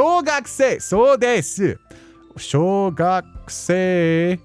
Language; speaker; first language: Japanese; non-native, learner; English